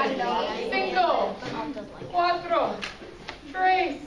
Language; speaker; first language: Spanish; non-native, fluent; English